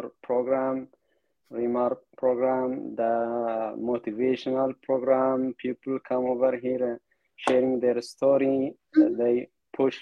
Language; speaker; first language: English; non-native, fluent; Amharic